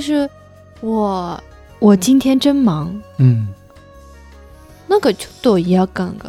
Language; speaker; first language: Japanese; non-native, fluent; Chinese